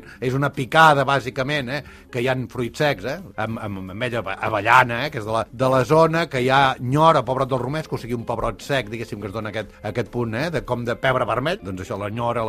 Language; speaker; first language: Catalan; native; Catalan